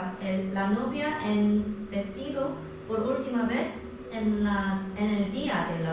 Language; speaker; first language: Spanish; non-native, learner; Korean